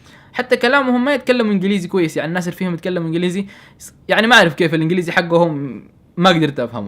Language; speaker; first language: Arabic; native; Arabic